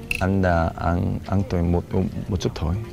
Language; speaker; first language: Vietnamese; non-native, learner; Korean